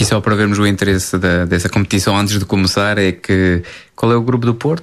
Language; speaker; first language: Portuguese; native; Portuguese